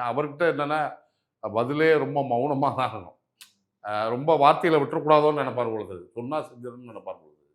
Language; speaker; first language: Tamil; native; Tamil